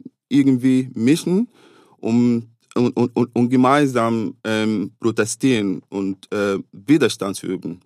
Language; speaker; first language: German; non-native, fluent; Arabic